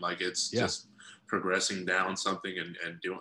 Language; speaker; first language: English; native; English